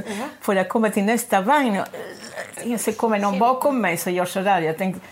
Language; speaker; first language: Swedish; non-native, fluent; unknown